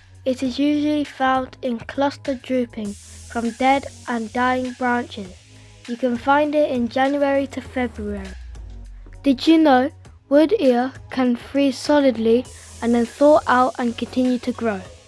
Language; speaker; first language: English; native; English